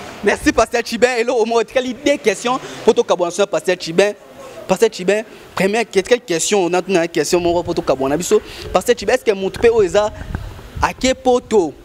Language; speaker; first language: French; non-native, local second language; Lingala